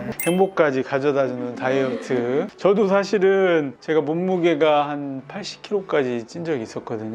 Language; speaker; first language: Korean; native; Korean